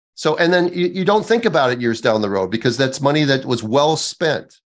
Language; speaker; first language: English; native; English